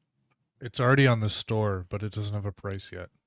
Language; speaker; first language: English; native; English